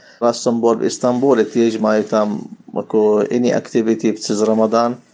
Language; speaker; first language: Slovak; non-native, learner; Arabic